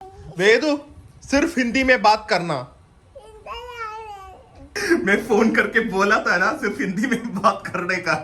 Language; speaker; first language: Hindi; non-native, local second language; Malayalam